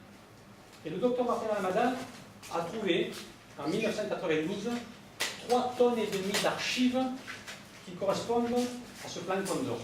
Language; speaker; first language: French; native; French